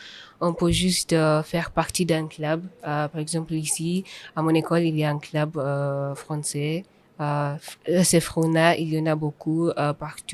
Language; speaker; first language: French; non-native, fluent; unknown